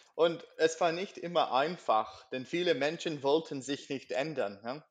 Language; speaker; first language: German; non-native, learner; English